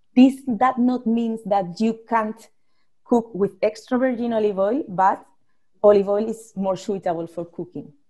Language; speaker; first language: English; non-native, fluent; Spanish